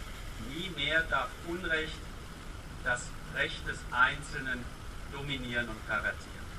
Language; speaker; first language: German; native; German